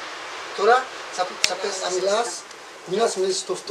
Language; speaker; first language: Greek; early bilingual, heritage; Greek